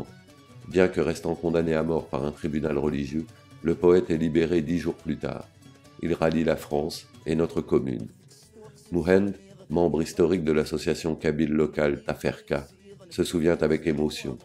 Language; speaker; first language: French; native; French